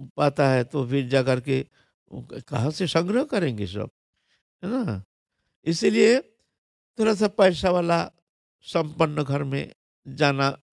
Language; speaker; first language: Hindi; non-native, local second language; Bangla